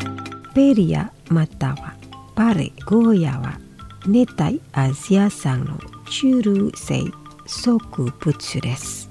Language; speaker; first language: Japanese; non-native, fluent; Indonesian